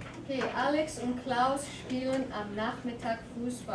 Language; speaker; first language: German; non-native, fluent; English